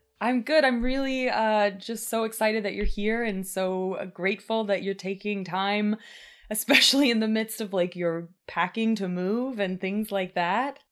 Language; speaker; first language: English; native; English